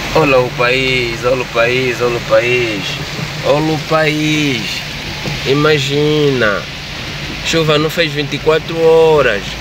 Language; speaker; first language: Portuguese; native; Portuguese